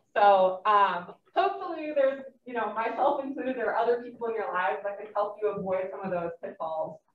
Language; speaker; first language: English; native; English